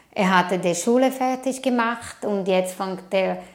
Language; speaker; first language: German; non-native, fluent; Portuguese